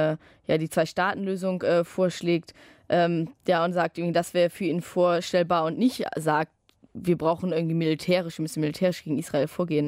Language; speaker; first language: German; native; German